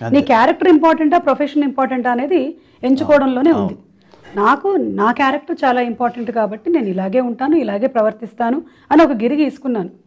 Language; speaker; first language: Telugu; non-native, local second language; Malayalam